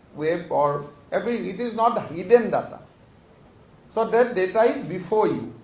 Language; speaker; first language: English; non-native, local second language; Assamese